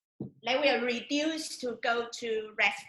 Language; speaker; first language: English; non-native, learner; Chinese